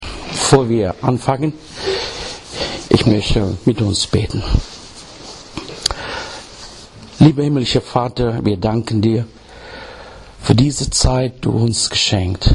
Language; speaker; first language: German; non-native, learner; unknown